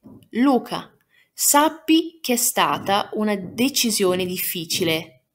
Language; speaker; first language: Italian; non-native, fluent; Portuguese